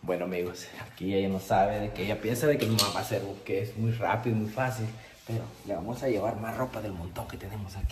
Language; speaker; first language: Spanish; native; Spanish